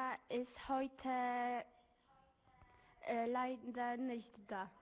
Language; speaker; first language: German; non-native, learner; Polish